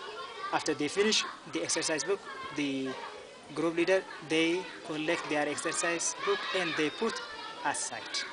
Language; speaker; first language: English; non-native, local second language; Tigrinya